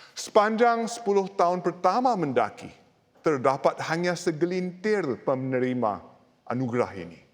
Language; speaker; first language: Malay; non-native, local second language; English